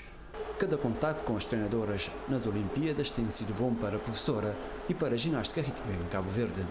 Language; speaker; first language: Portuguese; non-native, local second language; Kabuverdianu